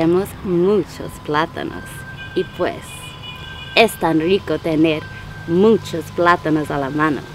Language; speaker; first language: Spanish; non-native, learner; English